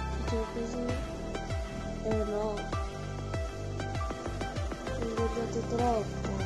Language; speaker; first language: Italian; early bilingual, other home language; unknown